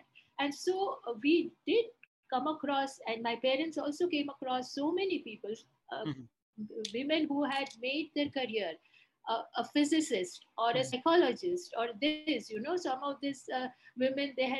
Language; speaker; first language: English; non-native, local second language; Bangla